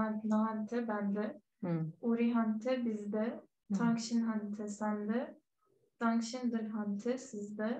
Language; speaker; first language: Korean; non-native, learner; Turkish